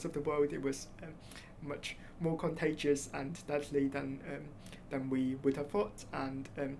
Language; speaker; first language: English; non-native, local second language; Cantonese